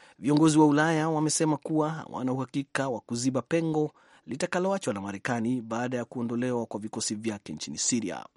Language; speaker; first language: Swahili; non-native, local second language; Kikuyu